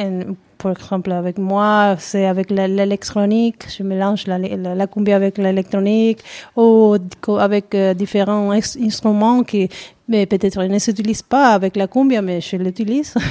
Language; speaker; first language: French; non-native, learner; Spanish